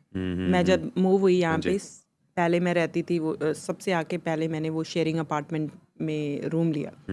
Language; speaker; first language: Hindi; non-native, local second language; Punjabi